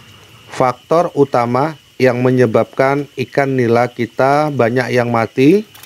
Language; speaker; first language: Indonesian; native; Indonesian